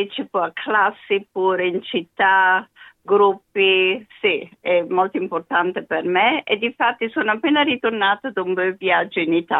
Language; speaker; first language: Italian; early bilingual, other home language; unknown